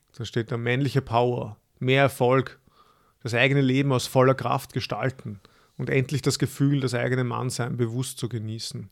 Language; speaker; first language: German; native; German